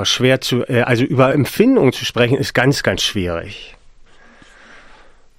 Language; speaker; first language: German; native; German